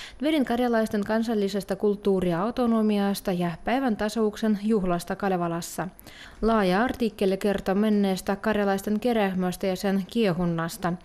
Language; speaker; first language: Finnish; non-native, fluent; Russian